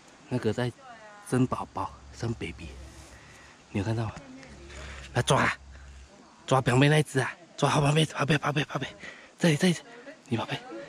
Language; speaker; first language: Chinese; native; Chinese